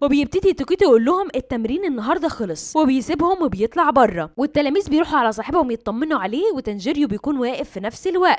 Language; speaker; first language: Arabic; native; Arabic